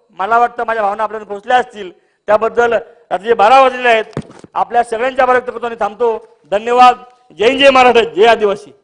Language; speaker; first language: Marathi; native; Marathi